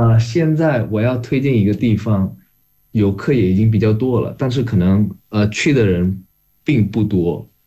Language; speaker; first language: Chinese; non-native, fluent; Indonesian